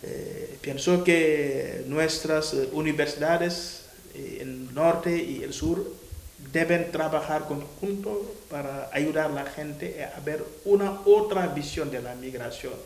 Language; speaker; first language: Spanish; non-native, fluent; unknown